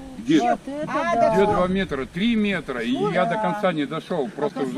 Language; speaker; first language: Russian; native; Russian